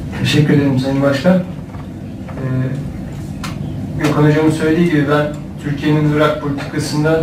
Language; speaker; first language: Turkish; native; Turkish